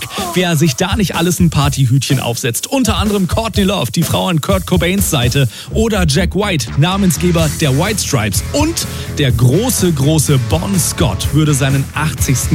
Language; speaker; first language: German; native; German